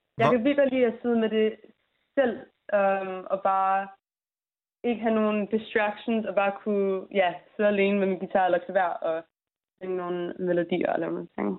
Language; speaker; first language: Danish; early bilingual, heritage; English